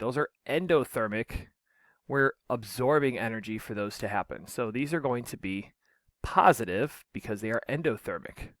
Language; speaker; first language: English; native; English